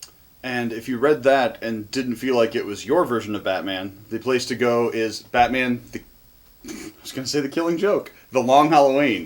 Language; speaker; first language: English; native; English